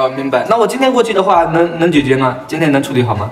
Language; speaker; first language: Chinese; native; Chinese